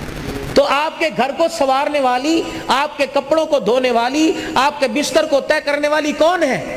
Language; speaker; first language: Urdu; non-native, local second language; Punjabi